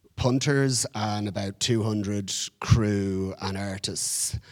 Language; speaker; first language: English; native; English